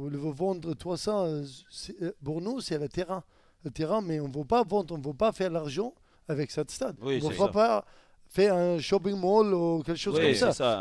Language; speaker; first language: French; non-native, learner; Arabic